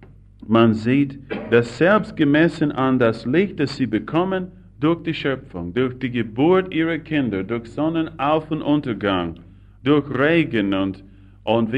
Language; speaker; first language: German; non-native, fluent; English